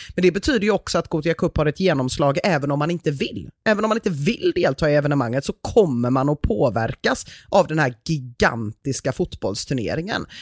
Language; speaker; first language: Swedish; native; Swedish